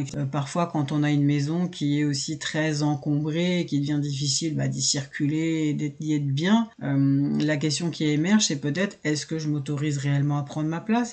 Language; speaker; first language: French; native; French